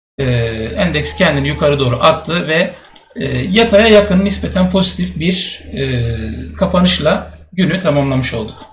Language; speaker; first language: Turkish; native; Turkish